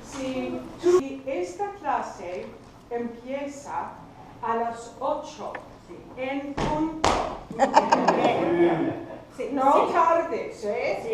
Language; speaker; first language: Spanish; non-native, fluent; English